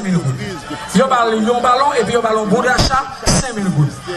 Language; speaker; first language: French; non-native, local second language; Haitian Creole